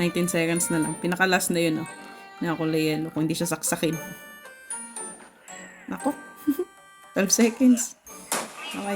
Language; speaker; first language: Filipino; native; Filipino